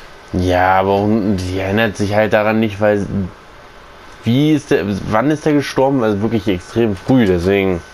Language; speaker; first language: German; native; German